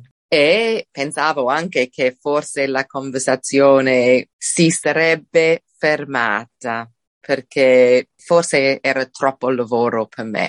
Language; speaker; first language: Italian; non-native, fluent; English